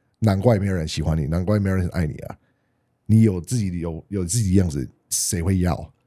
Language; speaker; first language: Chinese; non-native, fluent; English